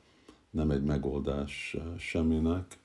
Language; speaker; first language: Hungarian; early bilingual, heritage; Hungarian